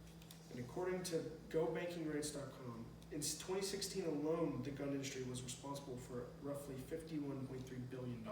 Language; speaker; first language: English; native; English